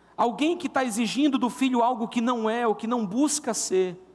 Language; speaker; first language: Portuguese; native; Portuguese